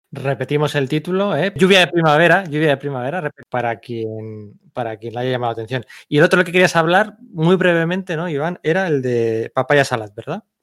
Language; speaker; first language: Spanish; native; Spanish